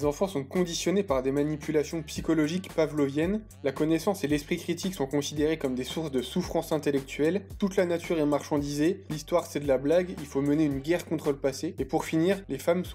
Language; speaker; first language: French; native; French